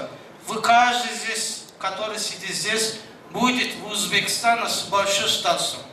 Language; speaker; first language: Russian; non-native, fluent; Azerbaijani